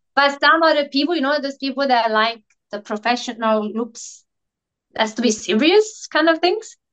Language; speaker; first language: English; non-native, fluent; Italian